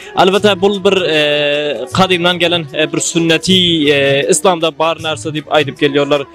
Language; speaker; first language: Turkish; non-native, learner; Turkmen